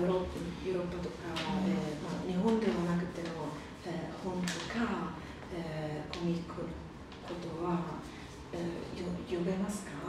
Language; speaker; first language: Japanese; non-native, learner; Italian